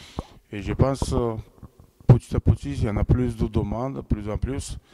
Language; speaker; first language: French; non-native, fluent; Georgian